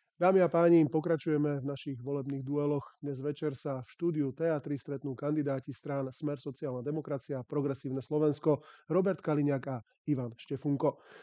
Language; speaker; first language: Slovak; native; Slovak